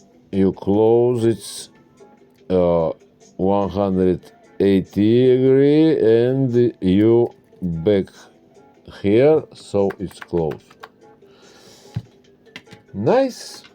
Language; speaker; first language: English; non-native, learner; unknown